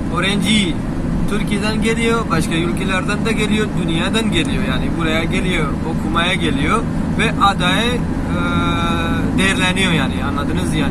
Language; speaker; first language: Turkish; non-native, learner; Urdu